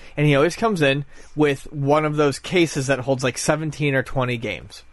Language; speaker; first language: English; native; English